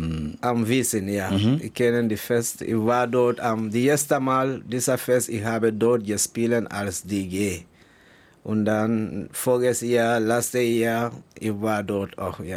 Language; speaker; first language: German; non-native, learner; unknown